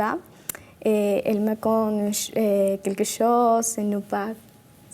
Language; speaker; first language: French; non-native, learner; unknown